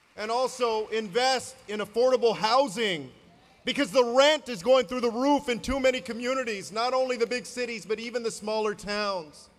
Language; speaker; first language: English; native; English